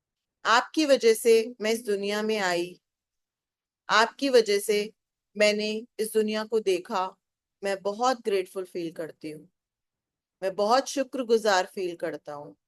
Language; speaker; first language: Hindi; native; Hindi